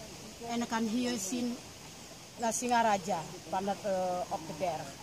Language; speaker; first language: Dutch; non-native, learner; Balinese